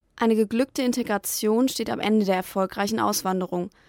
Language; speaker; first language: German; native; German